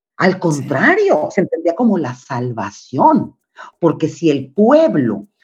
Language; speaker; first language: Spanish; native; Spanish